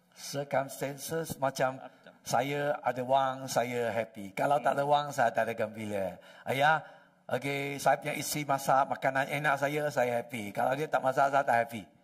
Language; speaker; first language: Malay; non-native, local second language; Chinese